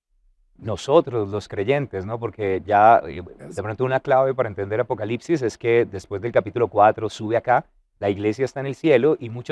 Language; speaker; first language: Spanish; native; Spanish